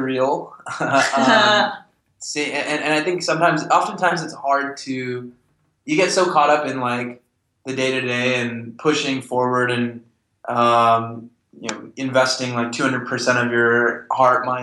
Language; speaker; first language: English; native; English